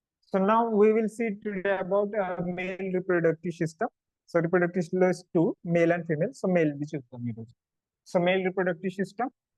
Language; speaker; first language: English; non-native, local second language; Telugu